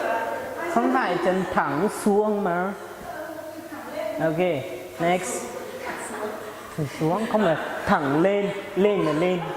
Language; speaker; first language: Vietnamese; non-native, learner; Hindi